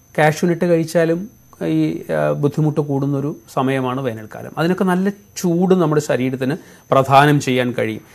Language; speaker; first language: Malayalam; native; Malayalam